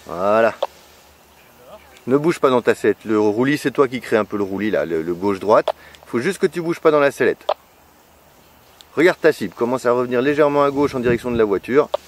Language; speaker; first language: French; native; French